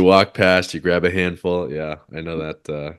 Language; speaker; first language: English; native; English